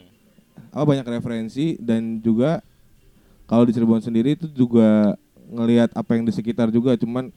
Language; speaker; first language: Indonesian; native; Indonesian